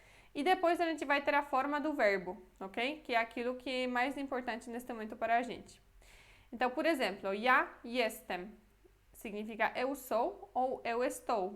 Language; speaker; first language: Portuguese; non-native, fluent; Polish